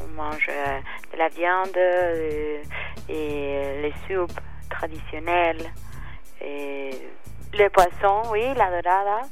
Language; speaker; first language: French; non-native, learner; Spanish